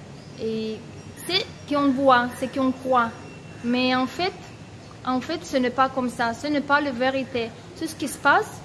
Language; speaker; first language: French; non-native, fluent; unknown